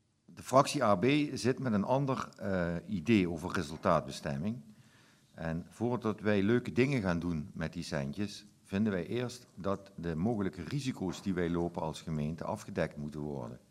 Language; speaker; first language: Dutch; native; Dutch